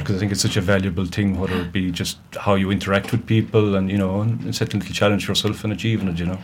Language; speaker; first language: English; native; English